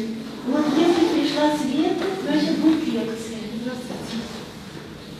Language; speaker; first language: Russian; native; Russian